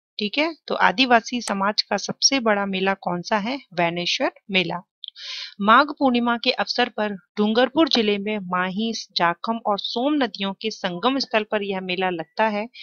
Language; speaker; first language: Hindi; native; Hindi